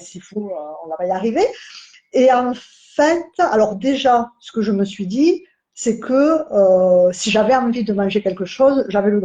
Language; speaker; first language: French; native; French